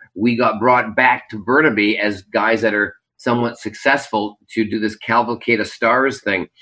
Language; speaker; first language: English; native; English